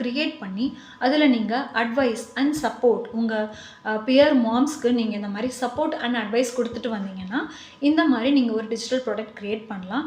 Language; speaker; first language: Tamil; native; Tamil